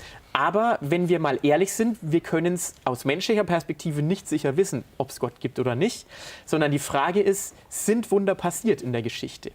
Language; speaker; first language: German; native; German